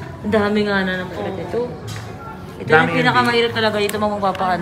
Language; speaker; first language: Filipino; native; Filipino